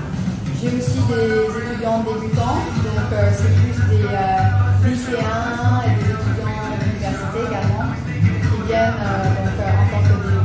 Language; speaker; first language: French; early bilingual, other home language; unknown